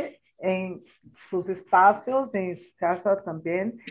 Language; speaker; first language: Spanish; non-native, learner; Portuguese